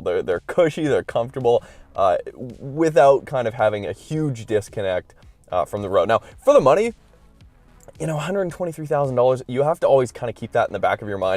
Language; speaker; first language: English; native; English